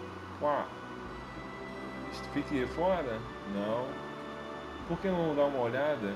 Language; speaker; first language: Portuguese; native; Portuguese